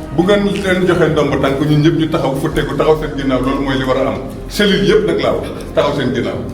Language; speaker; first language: Wolof; non-native, local second language; Mandingo